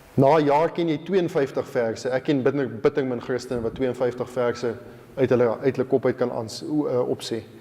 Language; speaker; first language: Afrikaans; native; Afrikaans